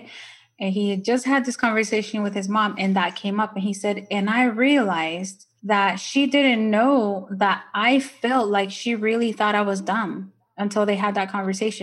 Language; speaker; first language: English; early bilingual, other home language; Spanish